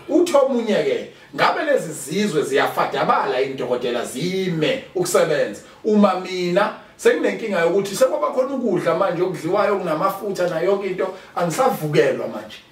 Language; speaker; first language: Zulu; native; Zulu